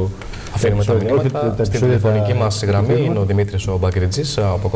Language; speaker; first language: Greek; native; Greek